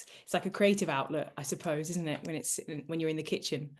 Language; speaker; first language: English; native; English